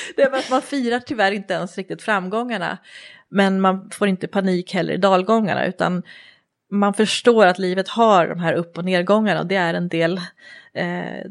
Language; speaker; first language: Swedish; native; Swedish